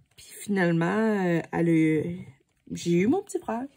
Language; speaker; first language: French; native; French